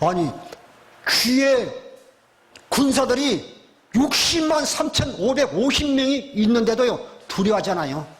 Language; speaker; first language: Korean; native; Korean